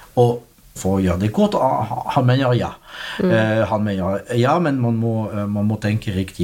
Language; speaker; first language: Norwegian; non-native, fluent; French